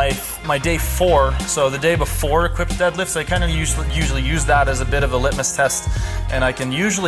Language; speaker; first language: English; native; English